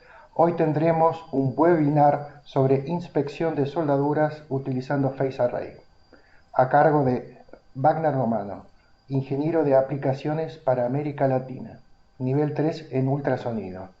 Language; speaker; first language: Spanish; native; Spanish